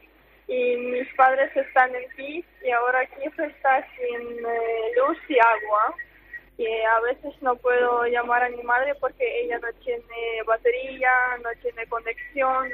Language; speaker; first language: Spanish; non-native, fluent; Ukrainian